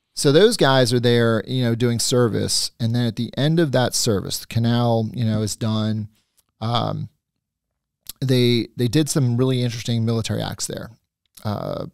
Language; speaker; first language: English; native; English